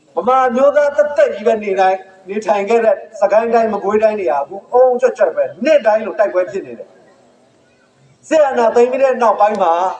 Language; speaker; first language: Burmese; non-native, local second language; S'gaw Karen